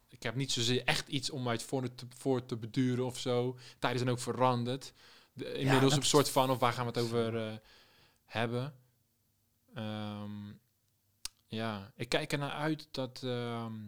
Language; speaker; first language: Dutch; native; Dutch